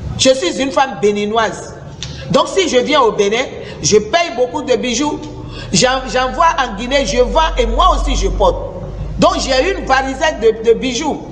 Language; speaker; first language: French; non-native, local second language; Susu